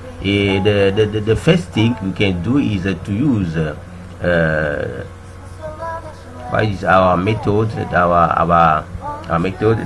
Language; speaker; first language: English; non-native, learner; French